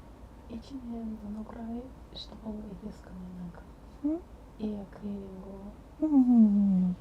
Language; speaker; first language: Japanese; non-native, fluent; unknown